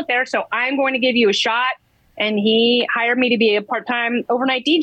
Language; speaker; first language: English; native; English